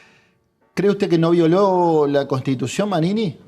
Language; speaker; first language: Spanish; native; Spanish